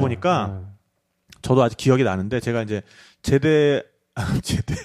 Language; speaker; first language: Korean; native; Korean